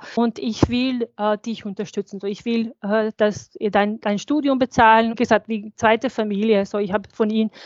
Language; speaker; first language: German; non-native, fluent; Bosnian